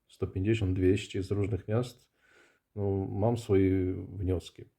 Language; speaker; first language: Polish; non-native, fluent; Russian